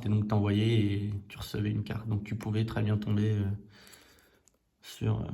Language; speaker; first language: French; native; French